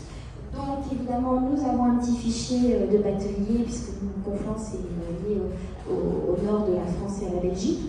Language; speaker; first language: French; native; French